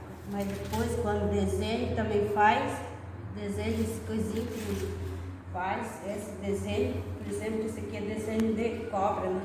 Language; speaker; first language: Portuguese; non-native, local second language; Guarani